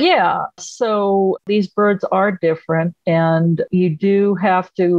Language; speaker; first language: English; native; English